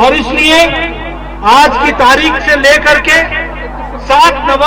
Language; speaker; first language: Hindi; native; Hindi